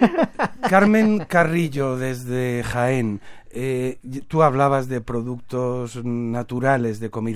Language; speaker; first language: Spanish; native; Spanish